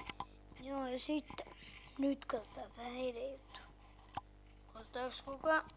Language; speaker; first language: Finnish; native; Finnish